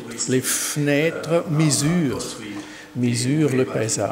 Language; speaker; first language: French; non-native, learner; German